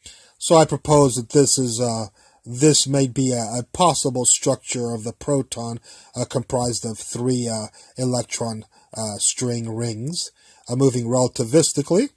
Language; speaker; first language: English; native; English